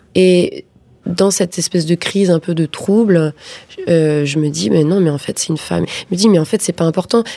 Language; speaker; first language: French; native; French